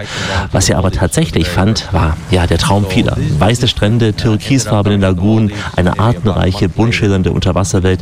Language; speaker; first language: German; native; German